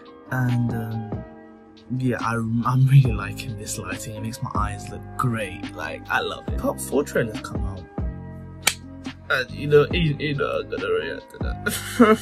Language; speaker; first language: English; native; English